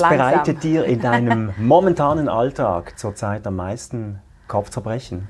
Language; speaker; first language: German; native; German